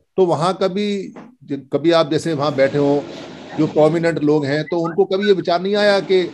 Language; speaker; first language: Hindi; native; Hindi